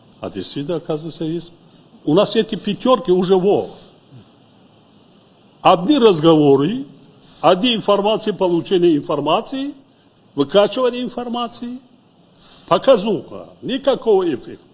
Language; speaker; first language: Russian; non-native, local second language; Tajik